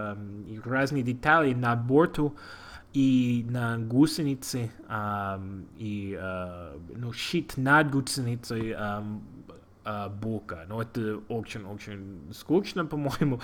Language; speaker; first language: Russian; non-native, learner; English